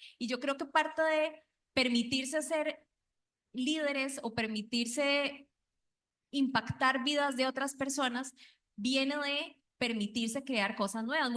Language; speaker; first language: Spanish; non-native, local second language; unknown